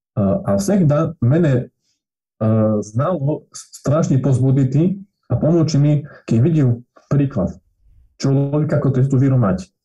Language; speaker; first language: Slovak; non-native, local second language; Rusyn